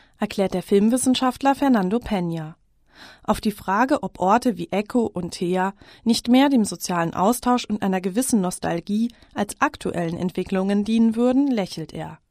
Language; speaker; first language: German; native; German